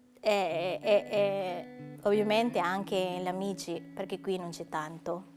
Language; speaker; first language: Italian; non-native, learner; Filipino